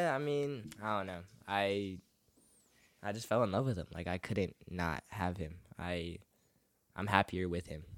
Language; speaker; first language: English; early bilingual, other home language; Filipino